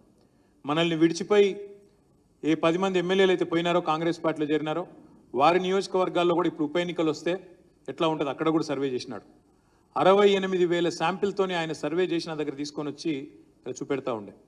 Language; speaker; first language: Telugu; native; Telugu